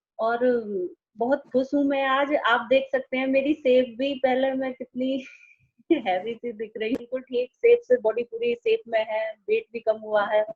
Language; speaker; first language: Hindi; native; Hindi